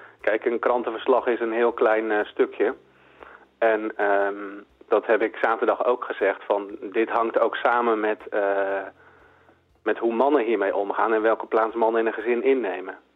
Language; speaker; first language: Dutch; native; Dutch